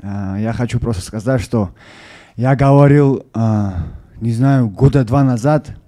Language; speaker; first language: Russian; non-native, fluent; Georgian